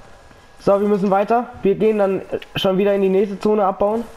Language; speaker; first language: German; native; German